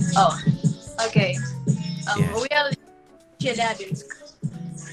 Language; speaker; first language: English; non-native, learner; Russian